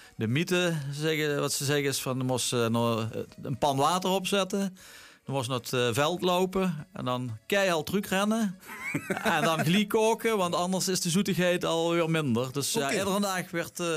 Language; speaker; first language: Dutch; non-native, local second language; Limburgish